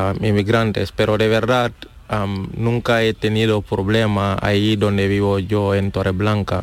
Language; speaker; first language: Spanish; non-native, learner; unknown